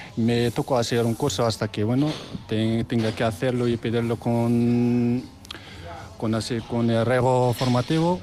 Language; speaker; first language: Spanish; non-native, learner; Arabic